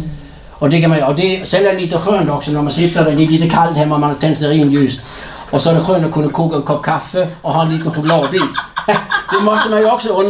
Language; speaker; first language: Swedish; non-native, fluent; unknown